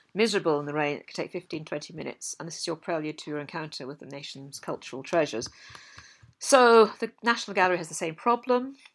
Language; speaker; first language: English; native; English